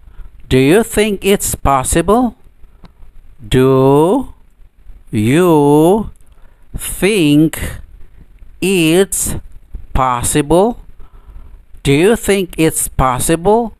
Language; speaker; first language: English; non-native, fluent; Indonesian